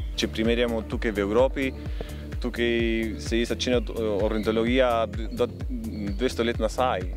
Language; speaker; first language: Slovenian; early bilingual, heritage; Slovenian